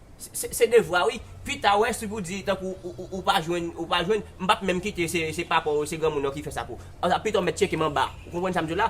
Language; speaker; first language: Haitian Creole; native; Haitian Creole